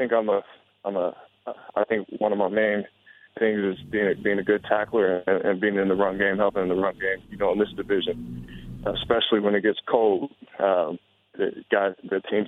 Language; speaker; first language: English; native; English